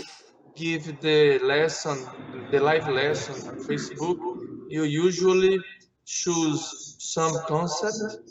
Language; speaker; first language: English; non-native, learner; Portuguese